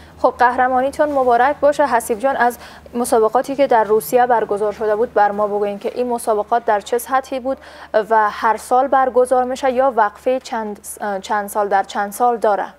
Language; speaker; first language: Persian; native; Persian